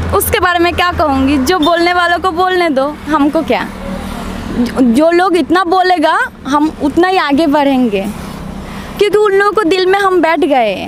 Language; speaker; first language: Hindi; non-native, local second language; Bangla